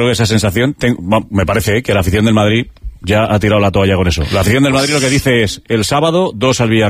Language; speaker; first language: Spanish; native; Spanish